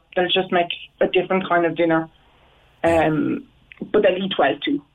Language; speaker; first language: English; non-native, fluent; French